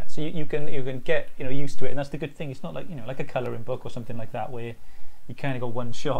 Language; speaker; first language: English; native; English